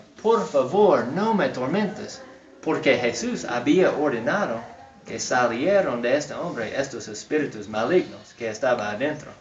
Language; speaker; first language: Spanish; non-native, fluent; English